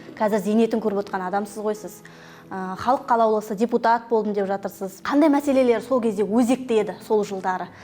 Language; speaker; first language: Kazakh; native; Kazakh